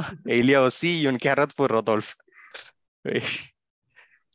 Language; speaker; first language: French; non-native, fluent; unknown